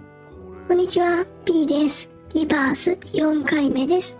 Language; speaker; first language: Japanese; native; Japanese